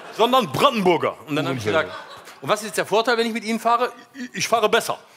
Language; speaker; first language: German; native; German